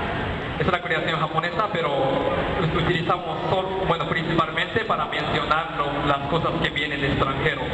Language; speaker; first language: Spanish; non-native, learner; Japanese